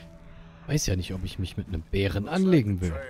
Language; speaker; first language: German; native; German